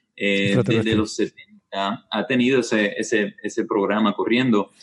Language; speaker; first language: Spanish; native; Spanish